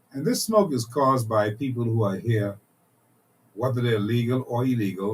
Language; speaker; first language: English; native; English